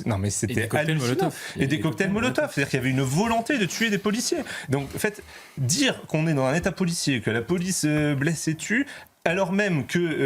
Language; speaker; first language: French; native; French